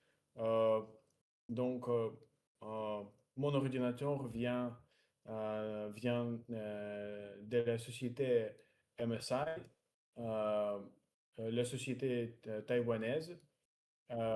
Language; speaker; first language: French; non-native, learner; Russian